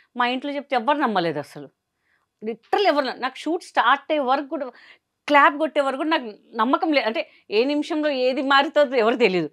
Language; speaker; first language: Telugu; non-native, local second language; Hindi